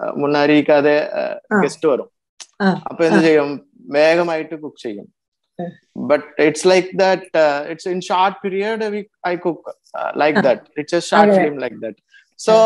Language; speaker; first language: Malayalam; non-native, learner; Tamil